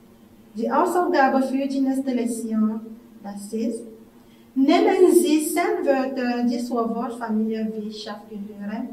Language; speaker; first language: German; non-native, fluent; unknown